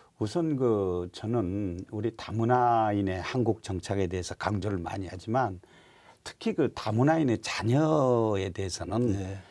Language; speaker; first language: Korean; native; Korean